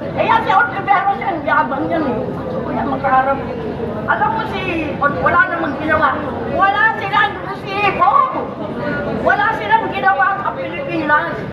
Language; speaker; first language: Filipino; non-native, local second language; Iloko